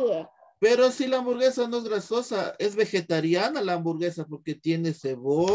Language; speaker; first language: Spanish; native; Spanish